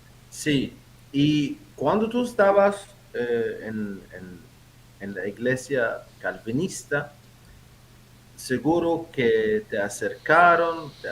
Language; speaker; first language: Spanish; non-native, fluent; Arabic